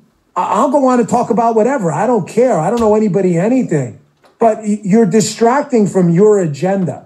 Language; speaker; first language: English; native; English